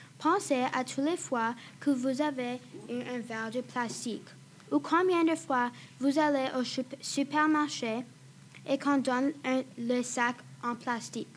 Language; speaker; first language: French; non-native, fluent; English